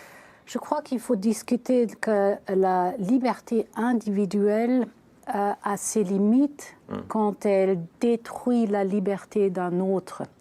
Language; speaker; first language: French; non-native, fluent; German